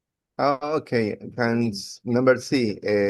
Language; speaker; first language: English; non-native, learner; Spanish